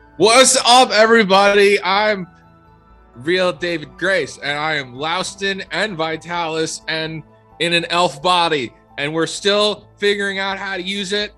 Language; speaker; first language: English; native; English